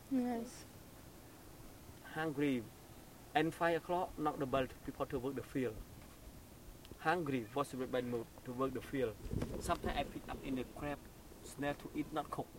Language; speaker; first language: English; non-native, learner; Khmer